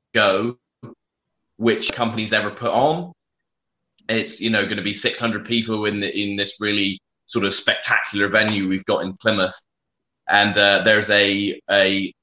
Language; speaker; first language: English; native; English